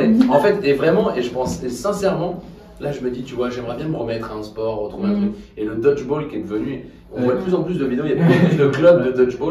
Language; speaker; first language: French; native; French